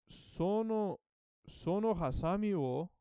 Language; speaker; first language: Japanese; non-native, learner; English